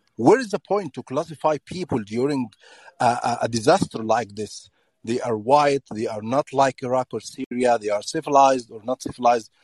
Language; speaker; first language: English; non-native, learner; Arabic